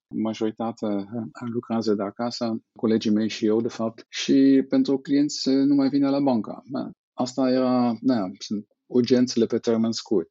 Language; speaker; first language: Romanian; non-native, fluent; Dutch